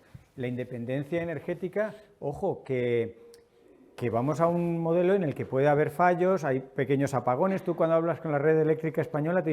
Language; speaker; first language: Spanish; native; Spanish